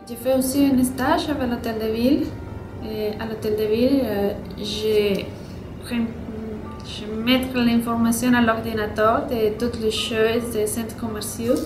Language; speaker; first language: French; non-native, learner; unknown